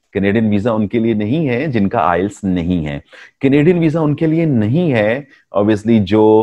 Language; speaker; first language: Urdu; non-native, local second language; Punjabi